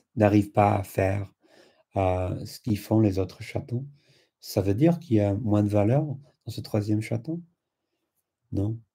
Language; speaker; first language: French; non-native, fluent; English